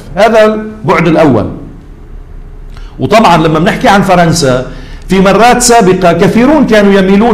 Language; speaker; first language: Arabic; native; Arabic